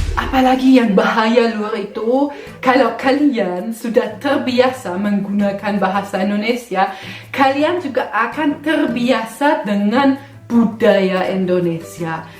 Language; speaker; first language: Indonesian; non-native, fluent; German